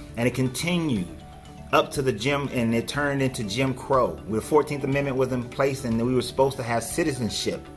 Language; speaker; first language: English; native; English